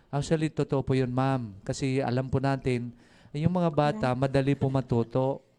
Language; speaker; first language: Filipino; non-native, local second language; Waray